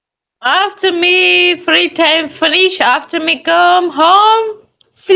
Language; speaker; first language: English; non-native, learner; Tajik